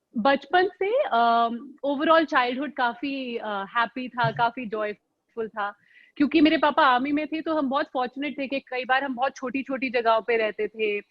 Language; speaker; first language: Hindi; native; Hindi